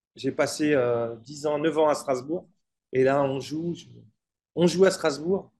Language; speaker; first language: French; native; French